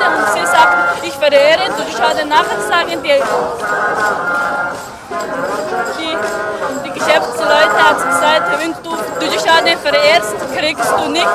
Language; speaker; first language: German; non-native, learner; Tibetan